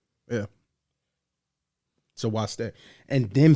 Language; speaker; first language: English; native; English